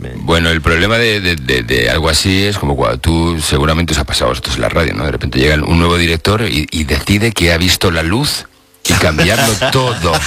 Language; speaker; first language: Spanish; native; Spanish